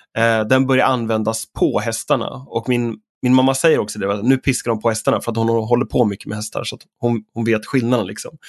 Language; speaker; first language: Swedish; native; Swedish